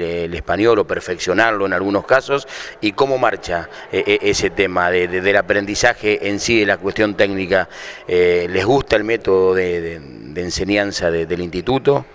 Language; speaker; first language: Spanish; native; Spanish